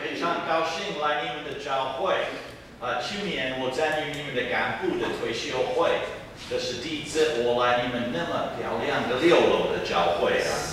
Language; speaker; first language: Chinese; non-native, fluent; English